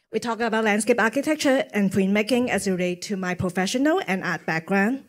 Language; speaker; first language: English; non-native, local second language; Cantonese